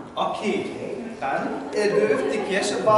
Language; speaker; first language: German; non-native, learner; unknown